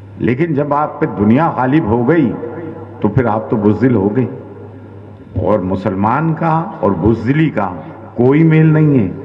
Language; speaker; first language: Urdu; native; Urdu